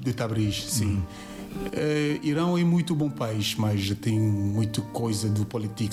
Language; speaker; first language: Portuguese; non-native, learner; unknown